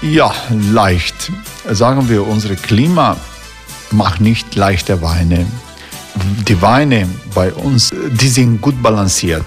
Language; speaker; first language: German; non-native, learner; Croatian